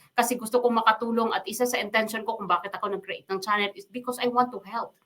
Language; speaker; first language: Filipino; non-native, local second language; Waray